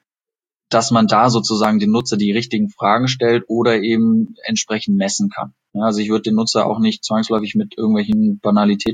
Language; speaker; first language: German; native; German